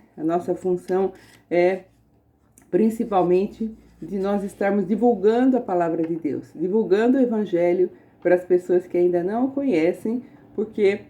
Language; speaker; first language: Portuguese; native; Portuguese